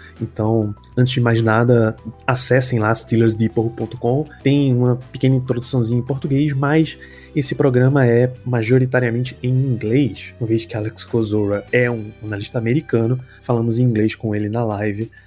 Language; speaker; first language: Portuguese; native; Portuguese